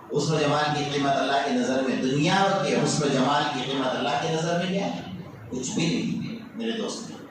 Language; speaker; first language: Urdu; native; Urdu